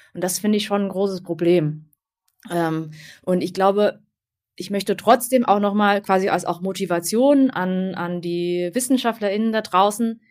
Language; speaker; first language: German; early bilingual, other home language; Vietnamese